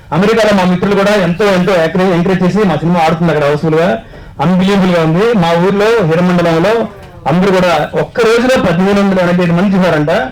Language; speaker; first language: Telugu; native; Telugu